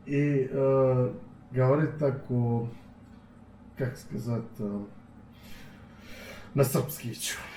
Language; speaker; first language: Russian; non-native, learner; Serbian